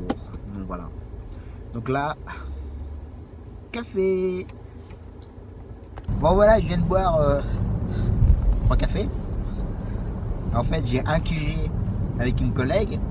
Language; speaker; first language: French; native; French